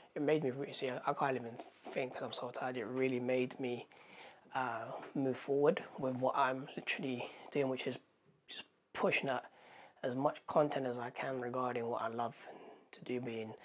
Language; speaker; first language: English; native; English